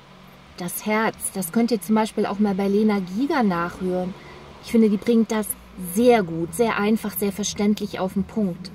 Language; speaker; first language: German; native; German